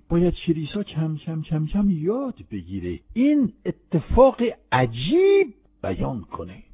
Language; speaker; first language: Persian; non-native, fluent; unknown